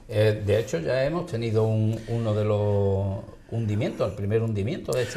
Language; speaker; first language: Spanish; native; Spanish